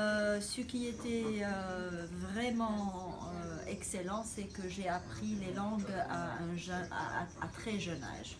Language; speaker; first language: French; non-native, local second language; Arabic